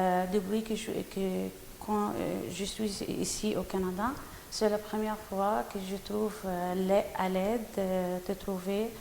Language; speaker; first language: French; non-native, learner; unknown